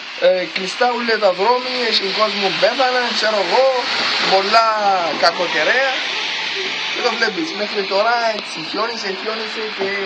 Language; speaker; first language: Greek; non-native, learner; Arabic